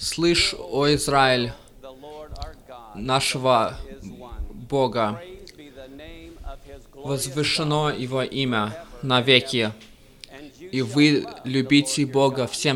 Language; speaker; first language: Russian; early bilingual, heritage; Russian